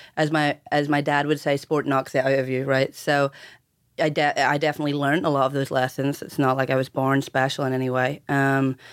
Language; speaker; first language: English; native; English